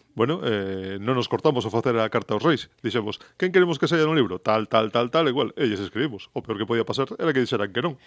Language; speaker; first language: Galician; non-native, local second language; Spanish